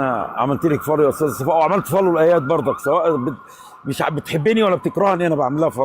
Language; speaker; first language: Arabic; native; Arabic